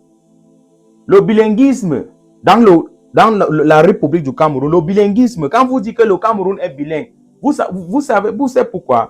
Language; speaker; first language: French; non-native, local second language; English